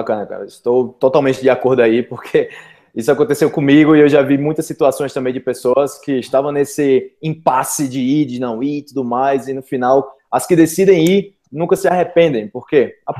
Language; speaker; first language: Portuguese; native; Portuguese